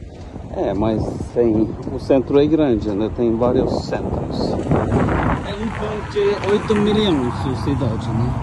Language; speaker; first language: Portuguese; non-native, fluent; Norwegian